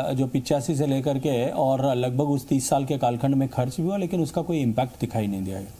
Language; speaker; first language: Hindi; native; Hindi